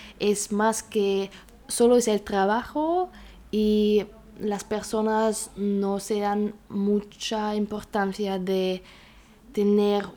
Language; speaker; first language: Spanish; non-native, learner; German